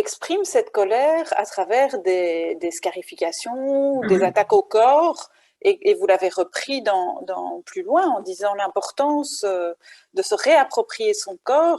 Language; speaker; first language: French; native; French